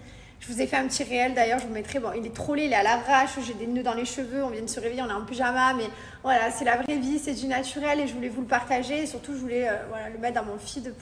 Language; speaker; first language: French; native; French